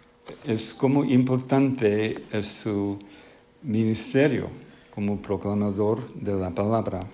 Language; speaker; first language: Spanish; non-native, fluent; English